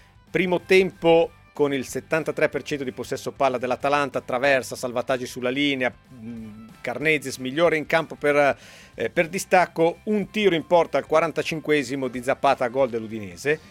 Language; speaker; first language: Italian; native; Italian